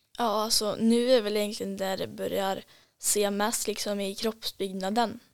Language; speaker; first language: Swedish; native; Swedish